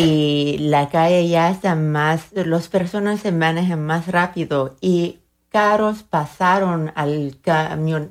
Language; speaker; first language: Spanish; early bilingual, heritage; Spanish